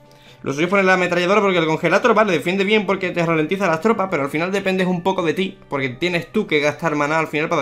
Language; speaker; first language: Spanish; native; Spanish